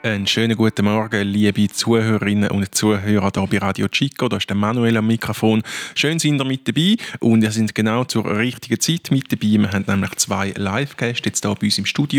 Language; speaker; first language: German; native; German